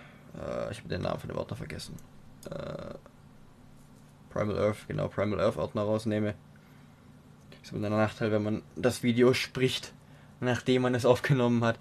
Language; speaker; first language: German; native; German